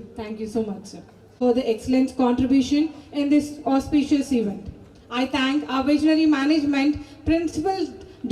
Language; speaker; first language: English; non-native, local second language; Telugu